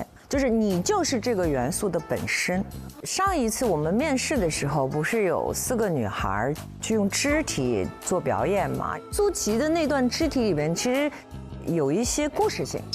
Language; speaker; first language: Chinese; native; Chinese